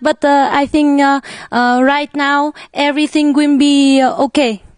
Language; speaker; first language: English; non-native, learner; Vietnamese